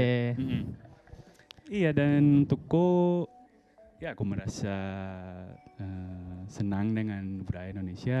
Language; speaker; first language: Indonesian; non-native, fluent; Dutch